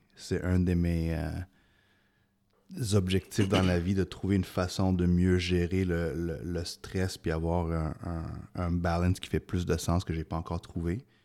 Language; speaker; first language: French; early bilingual, other home language; Arabic